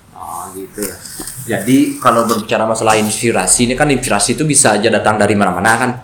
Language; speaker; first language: Indonesian; native; Indonesian